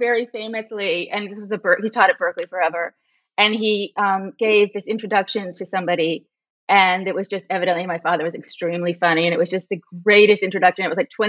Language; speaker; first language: English; native; English